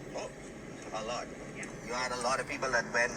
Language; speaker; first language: English; native; English